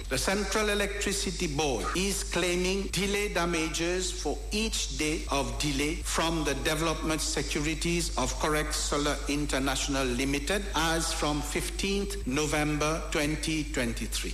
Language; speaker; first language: English; non-native, local second language; Morisyen